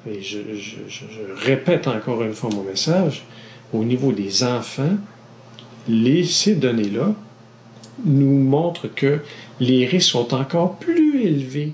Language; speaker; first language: French; native; French